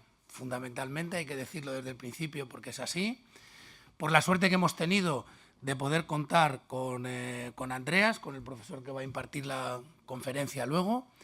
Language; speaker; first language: Spanish; native; Spanish